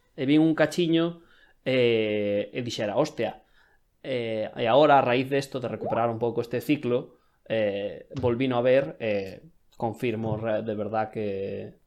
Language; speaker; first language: Galician; non-native, local second language; Spanish